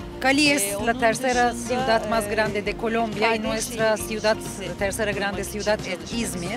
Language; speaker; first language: Spanish; non-native, learner; Turkish